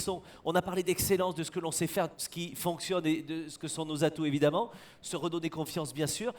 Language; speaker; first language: French; native; French